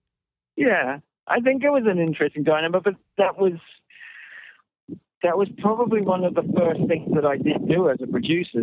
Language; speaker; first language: English; native; English